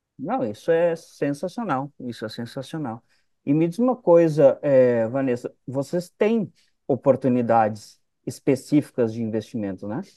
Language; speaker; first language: Portuguese; native; Portuguese